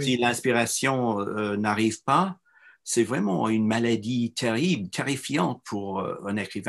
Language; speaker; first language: French; non-native, fluent; English